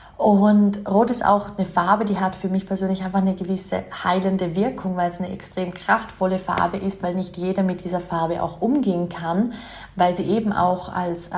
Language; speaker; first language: German; native; German